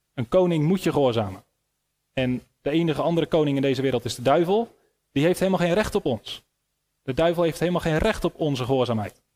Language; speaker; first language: Dutch; native; Dutch